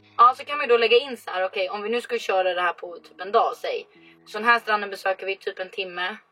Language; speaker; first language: Swedish; native; Swedish